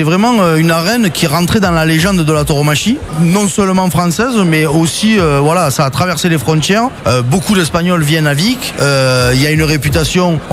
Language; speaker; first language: French; native; French